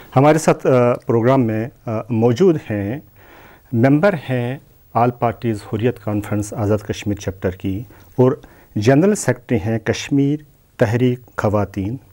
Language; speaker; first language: Urdu; non-native, local second language; Kashmiri